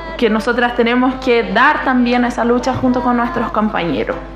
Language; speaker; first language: Spanish; non-native, fluent; Portuguese